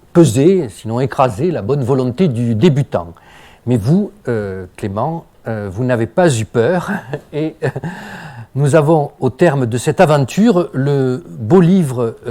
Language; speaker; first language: French; native; French